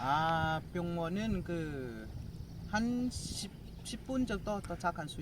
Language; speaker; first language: Korean; non-native, learner; Lao